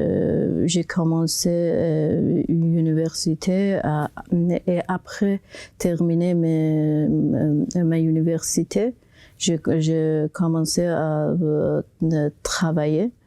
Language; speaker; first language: French; non-native, local second language; Persian